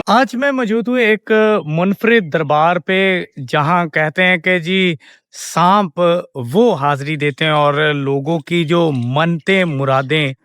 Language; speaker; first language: Urdu; non-native, local second language; Punjabi